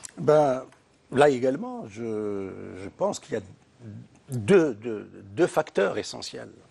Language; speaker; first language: French; non-native, local second language; Arabic